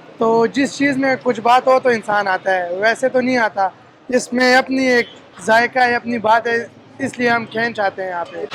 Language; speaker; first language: Urdu; non-native, local second language; Pashto